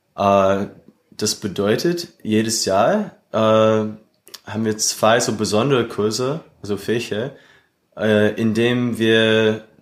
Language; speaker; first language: German; non-native, fluent; English